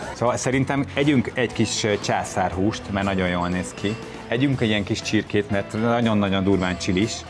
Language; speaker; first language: Hungarian; native; Hungarian